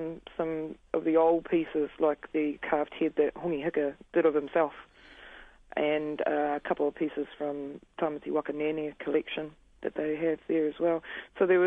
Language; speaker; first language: English; native; English